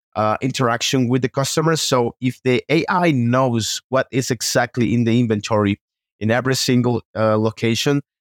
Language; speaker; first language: English; non-native, fluent; Spanish